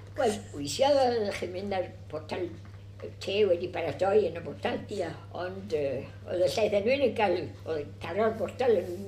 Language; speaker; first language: Welsh; early bilingual, heritage; Welsh